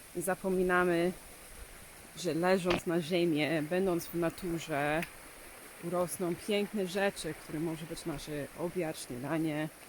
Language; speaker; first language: Polish; non-native, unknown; English